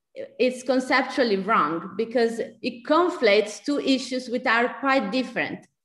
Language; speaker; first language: English; non-native, fluent; Italian